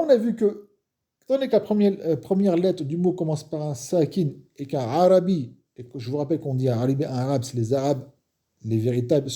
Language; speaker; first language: French; non-native, fluent; Arabic